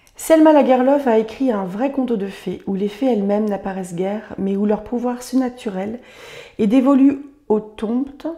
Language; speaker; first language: French; native; French